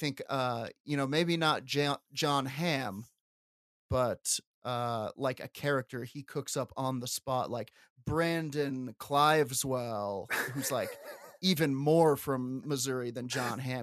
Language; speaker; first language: English; native; English